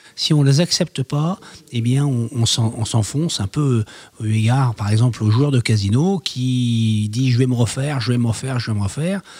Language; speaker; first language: French; native; French